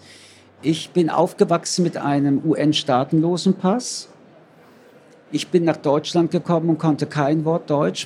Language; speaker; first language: German; early bilingual, other home language; French